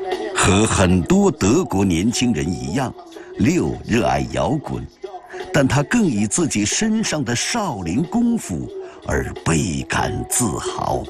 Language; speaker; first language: Chinese; native; Chinese